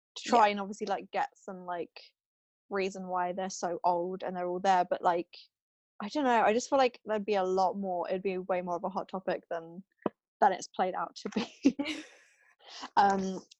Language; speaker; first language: English; non-native, fluent; German